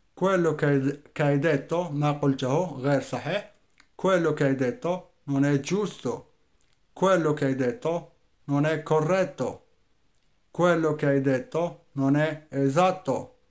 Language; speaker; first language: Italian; non-native, fluent; Arabic